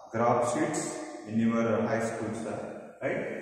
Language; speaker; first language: English; non-native, local second language; Kannada